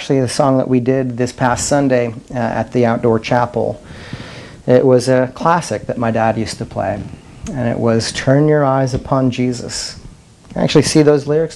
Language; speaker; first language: English; native; English